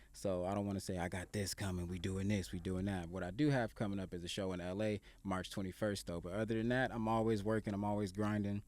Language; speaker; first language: English; native; English